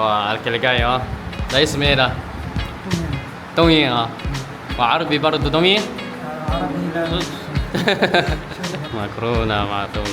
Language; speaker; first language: Arabic; non-native, fluent; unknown